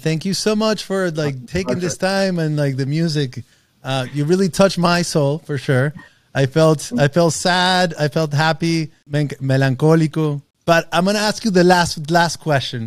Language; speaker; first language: English; non-native, fluent; Spanish